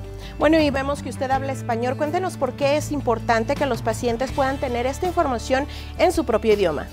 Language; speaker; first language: Spanish; native; Spanish